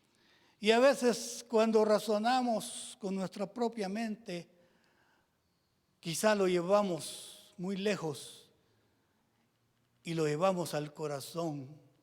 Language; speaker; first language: Spanish; native; Spanish